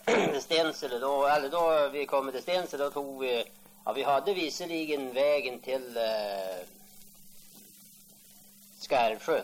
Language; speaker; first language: Swedish; native; Swedish